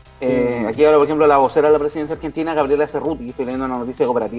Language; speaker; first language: Spanish; native; Spanish